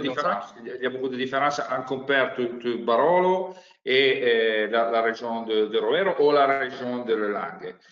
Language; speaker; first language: French; non-native, learner; Italian